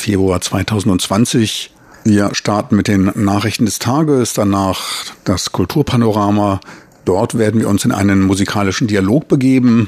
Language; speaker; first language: German; native; German